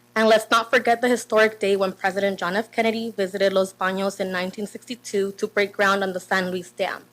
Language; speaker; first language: English; non-native, fluent; Spanish